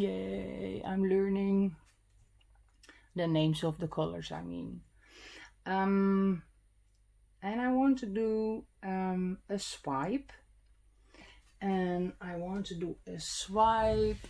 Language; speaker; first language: English; non-native, fluent; Dutch